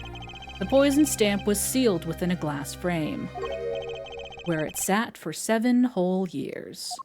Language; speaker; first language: English; native; English